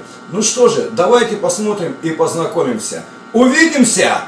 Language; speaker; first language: Russian; native; Russian